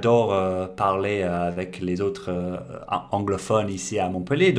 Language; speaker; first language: French; non-native, fluent; English